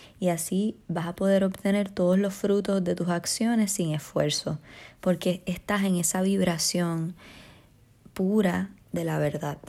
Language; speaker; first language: Spanish; native; Spanish